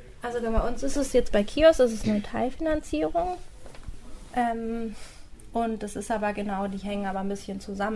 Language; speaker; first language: German; native; German